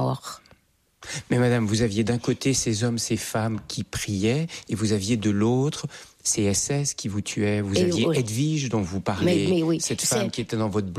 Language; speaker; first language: French; native; French